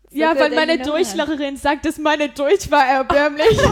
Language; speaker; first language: German; non-native, learner; English